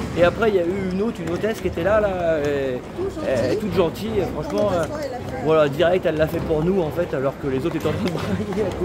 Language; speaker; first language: French; native; French